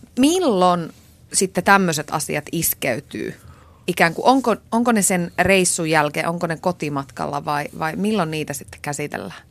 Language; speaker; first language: Finnish; native; Finnish